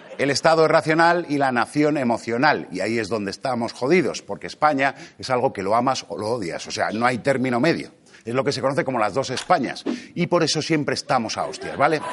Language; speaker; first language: Spanish; native; Spanish